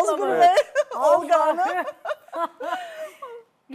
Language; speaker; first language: Turkish; native; Turkish